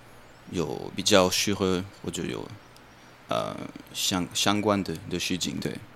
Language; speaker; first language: Chinese; non-native, learner; French